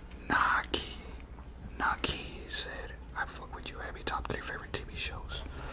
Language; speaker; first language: English; early bilingual, other home language; Spanish